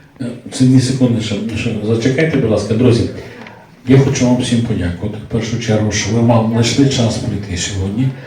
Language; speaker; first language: Ukrainian; native; Ukrainian